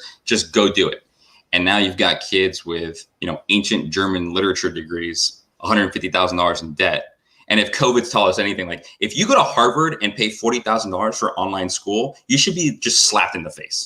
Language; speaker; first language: English; native; English